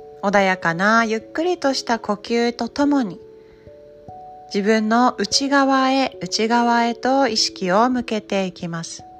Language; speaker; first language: Japanese; native; Japanese